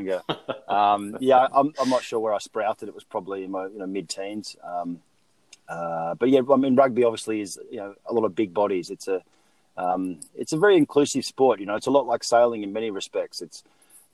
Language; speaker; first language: English; native; English